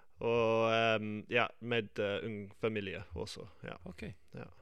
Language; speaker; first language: Norwegian; non-native, fluent; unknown